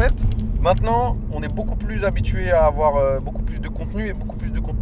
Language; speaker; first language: French; native; French